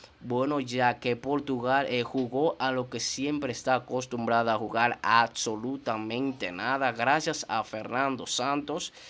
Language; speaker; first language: Spanish; native; Spanish